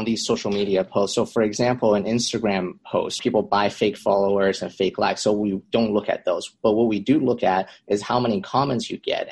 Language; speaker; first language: English; native; English